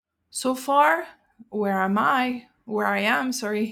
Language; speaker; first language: English; non-native, fluent; French